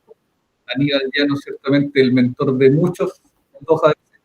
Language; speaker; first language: Spanish; native; Spanish